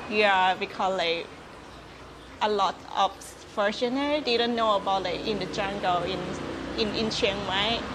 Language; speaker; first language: English; non-native, learner; Thai